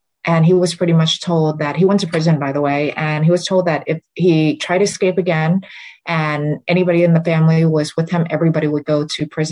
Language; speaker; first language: English; early bilingual, other home language; Vietnamese